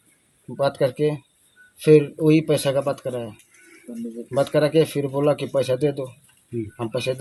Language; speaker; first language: Hindi; non-native, local second language; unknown